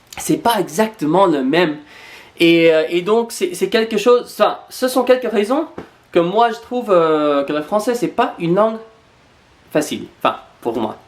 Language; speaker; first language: French; non-native, fluent; English